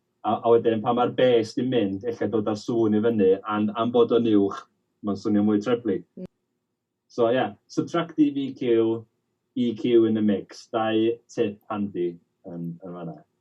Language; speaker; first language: Welsh; native; Welsh